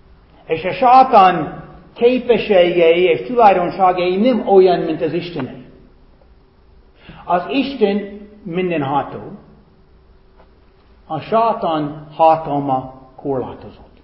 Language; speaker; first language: Hungarian; non-native, fluent; English